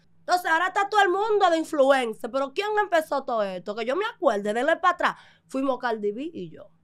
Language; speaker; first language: Spanish; early bilingual, other home language; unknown